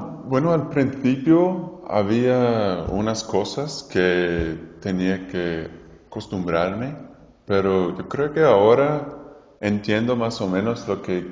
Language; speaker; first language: Spanish; non-native, fluent; English